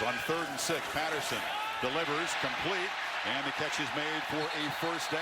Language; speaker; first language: English; native; English